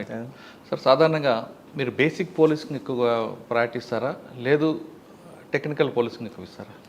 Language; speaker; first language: Telugu; native; Telugu